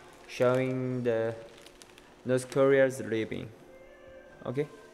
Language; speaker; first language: English; non-native, learner; Korean